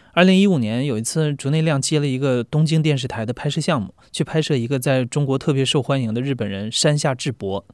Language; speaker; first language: Chinese; native; Chinese